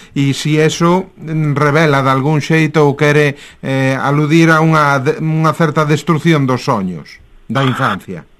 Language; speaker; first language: Galician; native; Galician